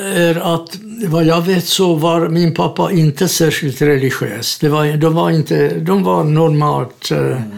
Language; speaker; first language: Swedish; non-native, fluent; Czech